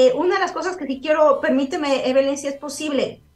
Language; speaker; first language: Spanish; native; Spanish